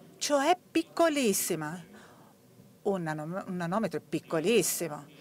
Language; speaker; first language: Italian; native; Italian